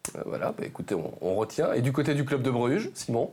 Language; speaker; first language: French; native; French